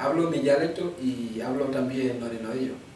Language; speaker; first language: Spanish; non-native, local second language; Wolof